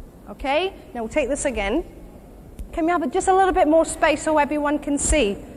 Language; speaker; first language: English; native; English